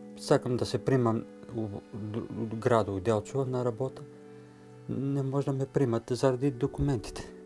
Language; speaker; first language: Macedonian; native; Macedonian